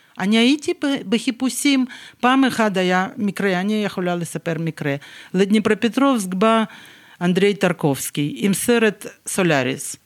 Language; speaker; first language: Hebrew; non-native, fluent; Russian